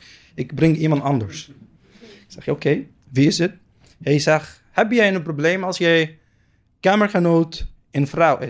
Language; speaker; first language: Dutch; non-native, learner; Arabic